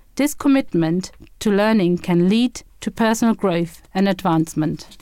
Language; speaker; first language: English; non-native, fluent; German